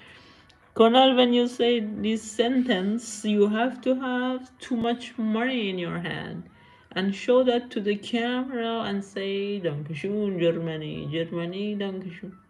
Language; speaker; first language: English; non-native, learner; Persian